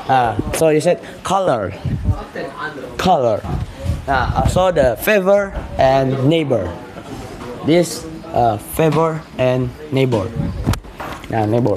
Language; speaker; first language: English; non-native, learner; Indonesian